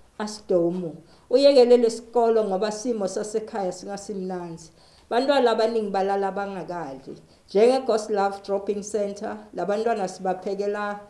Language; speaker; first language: Zulu; non-native, local second language; Swati